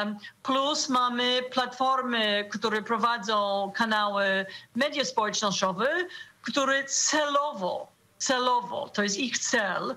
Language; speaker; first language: Polish; non-native, fluent; English